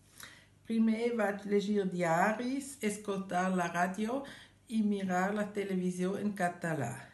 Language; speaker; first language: Catalan; non-native, fluent; German